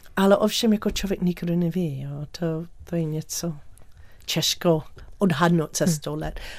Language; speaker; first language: Czech; non-native, learner; English